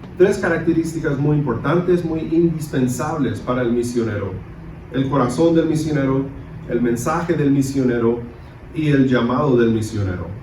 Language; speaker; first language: Spanish; early bilingual, other home language; English